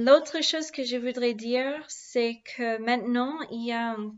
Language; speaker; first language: French; non-native, learner; English